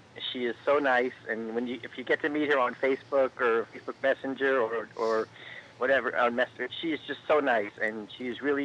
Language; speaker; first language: English; native; English